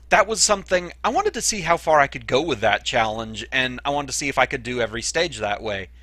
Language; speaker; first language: English; native; English